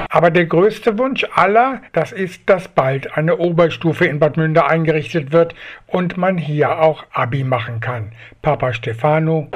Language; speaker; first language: German; native; German